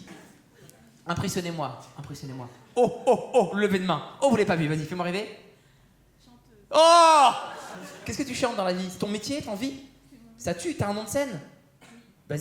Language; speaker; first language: French; native; French